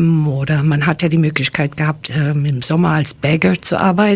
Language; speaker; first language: German; non-native, fluent; English